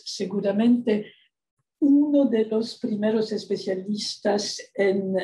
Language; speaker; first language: Spanish; non-native, fluent; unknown